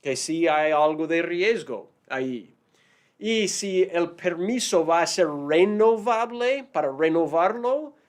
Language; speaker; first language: Spanish; non-native, fluent; English